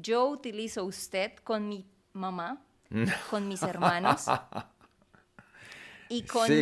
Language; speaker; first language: Spanish; native; Spanish